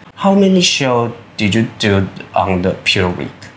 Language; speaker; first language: English; non-native, learner; Chinese